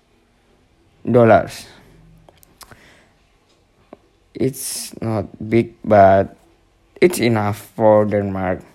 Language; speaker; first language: English; non-native, learner; Indonesian